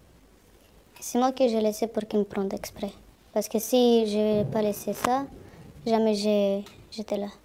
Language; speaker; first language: French; non-native, learner; Romanian